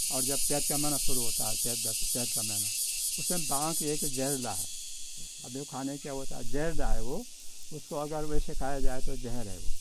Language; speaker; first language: Hindi; native; Hindi